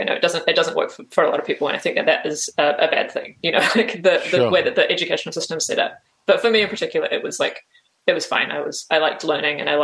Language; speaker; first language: English; native; English